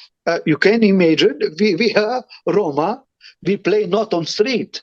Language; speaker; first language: English; non-native, learner; Romany